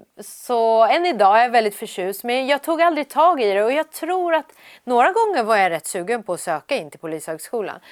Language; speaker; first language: Swedish; early bilingual, other home language; Persian